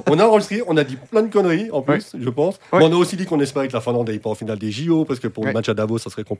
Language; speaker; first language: French; native; French